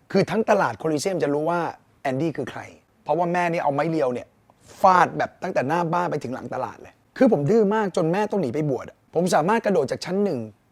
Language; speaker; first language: Thai; native; Thai